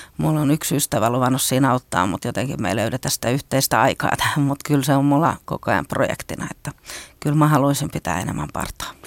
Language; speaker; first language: Finnish; native; Finnish